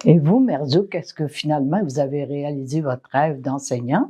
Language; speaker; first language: French; non-native, fluent; English